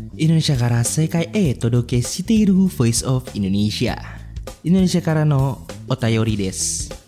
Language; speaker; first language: Japanese; non-native, fluent; Indonesian